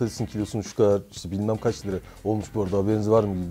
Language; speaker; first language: Turkish; native; Turkish